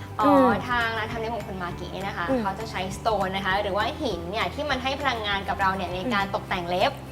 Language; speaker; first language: Thai; native; Thai